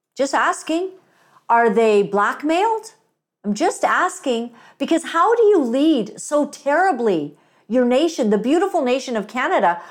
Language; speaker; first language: English; native; English